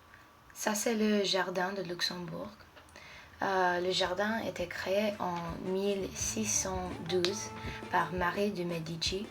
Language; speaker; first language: French; non-native, fluent; English